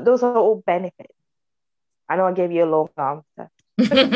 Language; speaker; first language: English; non-native, local second language; Sinhala